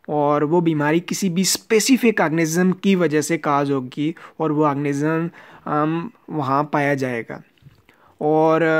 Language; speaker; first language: Urdu; non-native, local second language; Punjabi